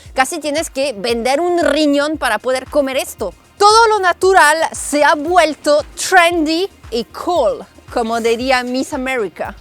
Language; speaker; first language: Spanish; non-native, fluent; French